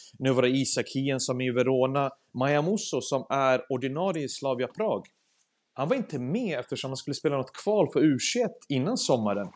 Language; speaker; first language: Swedish; early bilingual, other home language; Serbian